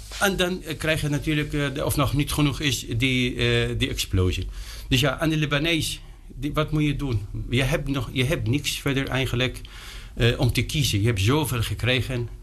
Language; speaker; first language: Dutch; non-native, fluent; Arabic